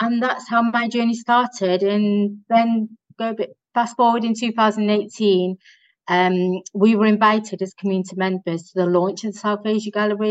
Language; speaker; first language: English; native; English